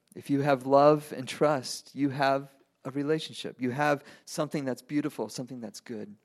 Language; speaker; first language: English; non-native, fluent; Spanish